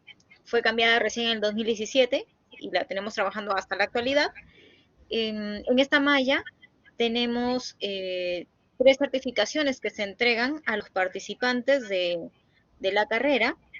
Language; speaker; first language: Spanish; native; Spanish